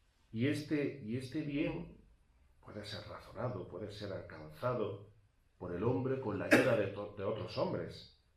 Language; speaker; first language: Spanish; native; Spanish